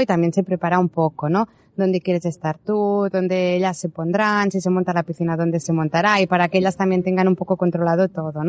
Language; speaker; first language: Spanish; native; Spanish